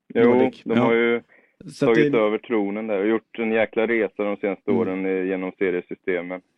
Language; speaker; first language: Swedish; native; Swedish